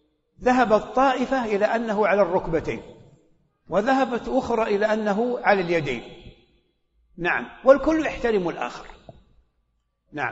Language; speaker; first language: Arabic; native; Arabic